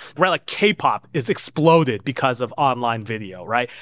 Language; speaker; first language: English; native; English